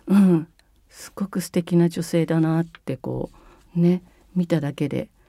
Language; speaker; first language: Japanese; native; Japanese